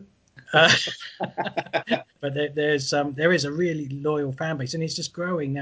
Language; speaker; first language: English; native; English